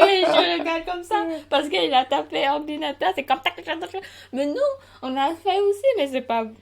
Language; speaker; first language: French; non-native, learner; Khmer